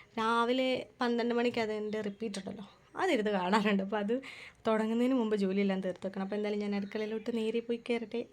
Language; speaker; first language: Malayalam; native; Malayalam